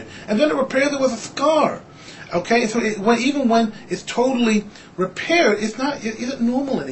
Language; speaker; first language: English; native; English